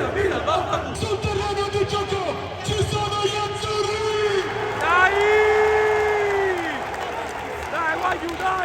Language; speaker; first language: Italian; native; Italian